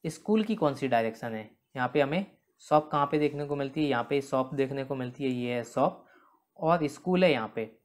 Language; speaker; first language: Hindi; native; Hindi